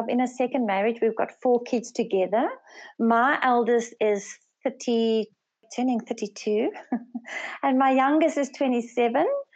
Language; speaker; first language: English; non-native, local second language; Afrikaans